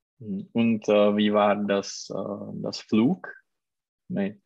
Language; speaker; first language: German; non-native, learner; Czech